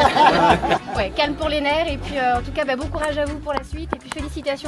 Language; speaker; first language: French; native; French